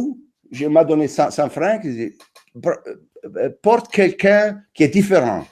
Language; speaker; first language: French; non-native, fluent; Italian